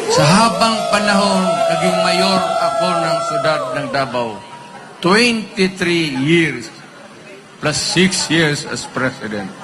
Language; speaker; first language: Filipino; non-native, local second language; Cebuano